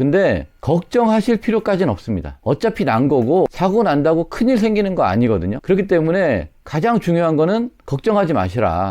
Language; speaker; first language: Korean; native; Korean